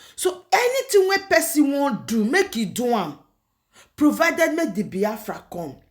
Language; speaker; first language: Nigerian Pidgin; non-native, local second language; Igbo